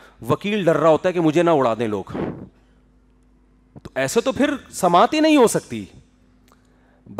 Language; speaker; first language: Urdu; native; Urdu